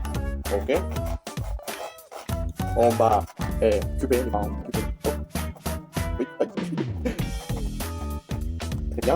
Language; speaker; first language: French; non-native, learner; Spanish